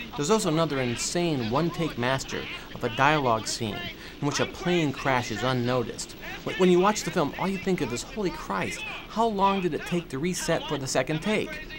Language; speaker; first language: English; native; English